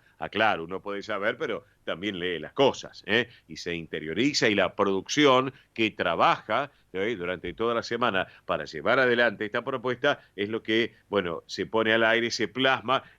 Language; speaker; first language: Spanish; native; Spanish